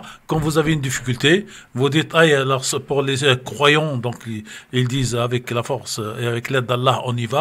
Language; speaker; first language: French; native; French